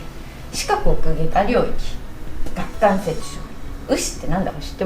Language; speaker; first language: Japanese; native; Japanese